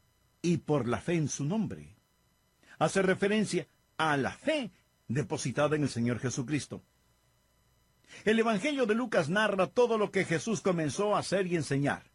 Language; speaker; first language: Spanish; native; Spanish